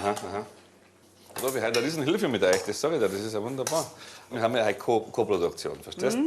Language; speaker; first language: German; native; German